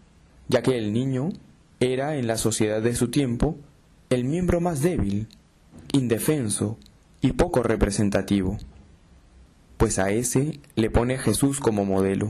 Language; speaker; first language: Spanish; native; Spanish